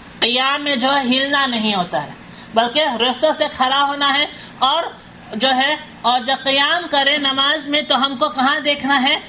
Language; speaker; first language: Urdu; non-native, fluent; Caribbean Hindustani